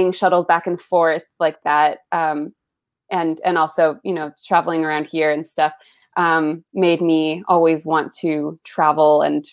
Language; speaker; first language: English; early bilingual, other home language; Spanish